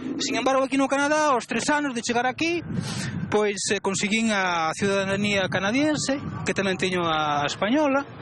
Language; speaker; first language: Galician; native; Galician